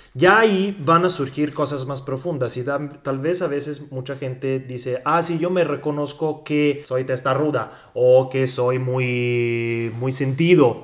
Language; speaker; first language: Spanish; non-native, fluent; Italian